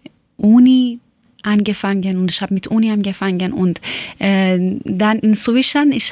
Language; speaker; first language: German; non-native, learner; Persian